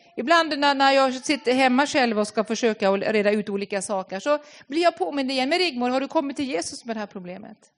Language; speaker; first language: Swedish; non-native, fluent; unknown